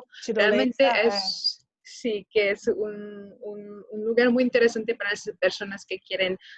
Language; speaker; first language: Spanish; non-native, fluent; French